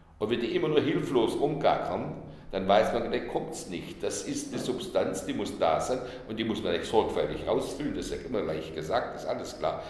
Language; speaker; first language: German; native; German